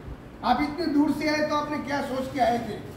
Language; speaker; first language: Hindi; non-native, local second language; Gujarati